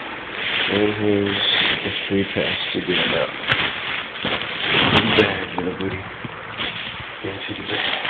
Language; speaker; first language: English; native; English